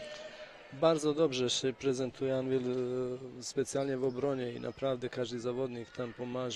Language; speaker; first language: Polish; non-native, fluent; Bosnian